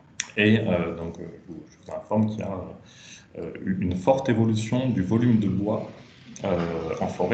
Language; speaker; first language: French; native; French